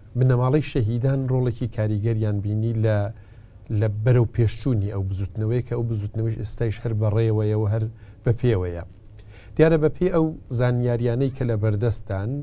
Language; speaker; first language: Central Kurdish; native; Central Kurdish